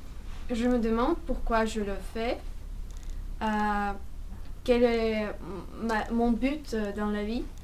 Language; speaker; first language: French; non-native, fluent; Russian